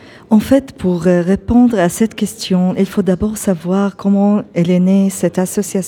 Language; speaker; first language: French; non-native, fluent; Arabic